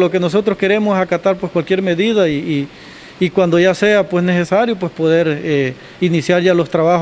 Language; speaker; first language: Spanish; native; Spanish